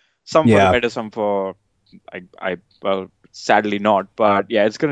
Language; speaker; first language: English; non-native, local second language; Hindi